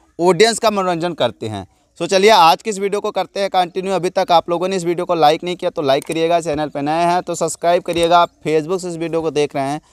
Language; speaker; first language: Hindi; native; Hindi